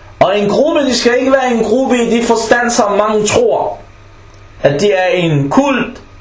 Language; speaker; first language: Danish; early bilingual, other home language; Arabic